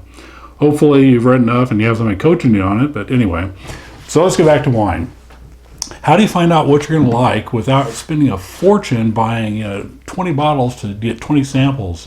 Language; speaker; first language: English; native; English